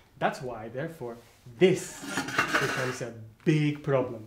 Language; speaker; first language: English; non-native, fluent; Spanish